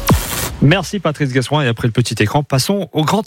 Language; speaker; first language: French; native; French